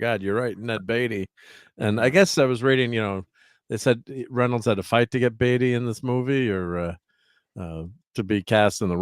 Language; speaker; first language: English; native; English